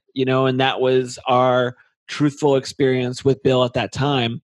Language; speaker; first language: English; native; English